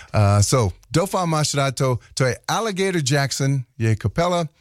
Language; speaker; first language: Czech; non-native, learner; English